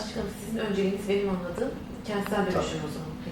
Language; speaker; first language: Turkish; native; Turkish